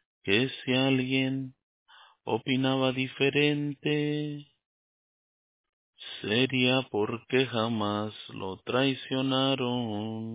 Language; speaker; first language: Spanish; early bilingual, heritage; Spanish